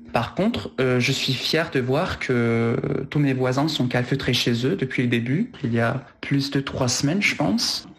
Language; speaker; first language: French; non-native, fluent; German